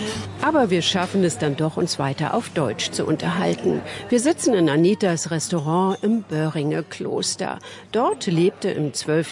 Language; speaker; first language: German; native; German